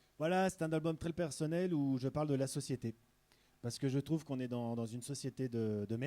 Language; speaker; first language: French; native; French